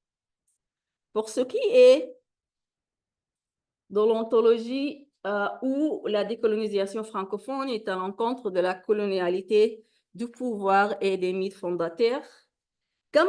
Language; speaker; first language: French; non-native, fluent; Arabic